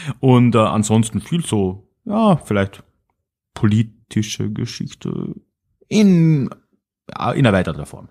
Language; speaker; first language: German; native; German